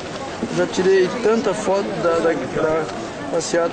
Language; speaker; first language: Portuguese; native; Portuguese